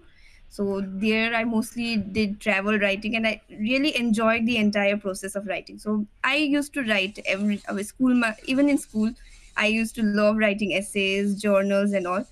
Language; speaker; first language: English; non-native, local second language; Nepali